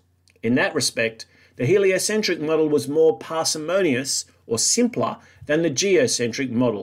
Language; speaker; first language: English; native; English